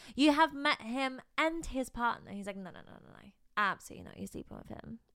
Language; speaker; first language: English; native; English